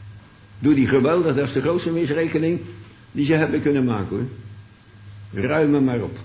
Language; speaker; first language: Dutch; native; Dutch